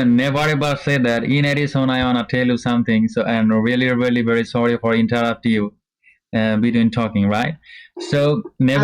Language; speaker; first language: English; non-native, learner; Bangla